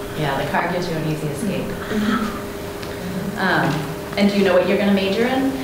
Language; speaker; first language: English; native; English